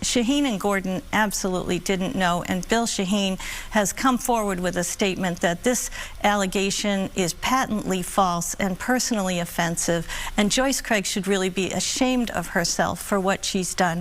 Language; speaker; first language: English; native; English